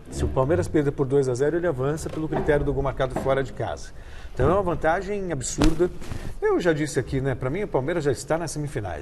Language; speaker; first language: Portuguese; native; Portuguese